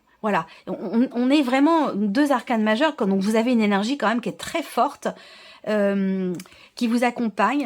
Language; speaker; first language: French; native; French